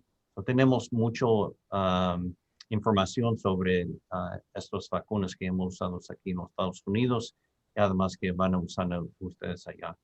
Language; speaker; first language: Spanish; non-native, fluent; English